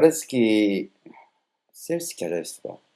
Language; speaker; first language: Russian; non-native, learner; Korean